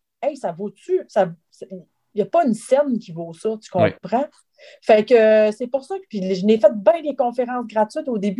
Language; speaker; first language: French; native; French